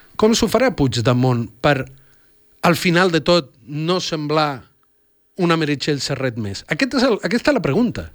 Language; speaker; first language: Catalan; non-native, fluent; Spanish